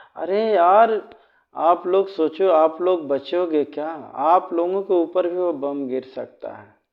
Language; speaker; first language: Hindi; native; Hindi